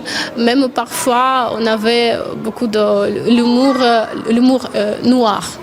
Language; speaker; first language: French; non-native, fluent; Ukrainian